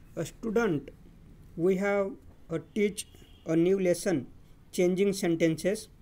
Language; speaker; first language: English; non-native, local second language; Marathi